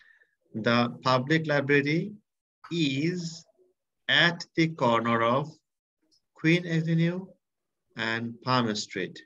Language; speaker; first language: English; non-native, fluent; Bangla